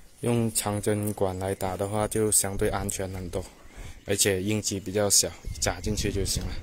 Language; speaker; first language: Chinese; non-native, local second language; Cantonese